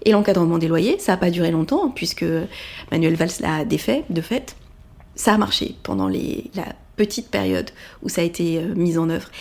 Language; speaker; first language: French; native; French